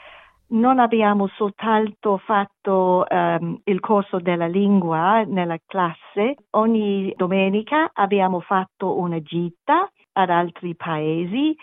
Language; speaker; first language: Italian; non-native, learner; German